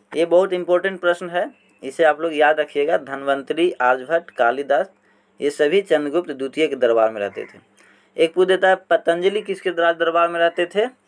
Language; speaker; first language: Hindi; native; Hindi